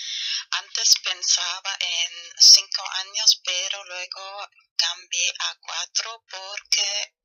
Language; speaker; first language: Spanish; non-native, fluent; German